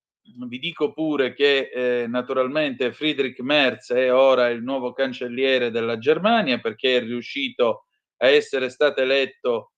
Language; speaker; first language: Italian; native; Italian